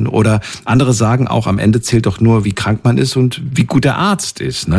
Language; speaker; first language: German; native; German